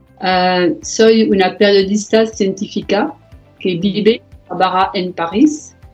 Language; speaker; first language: Spanish; non-native, learner; French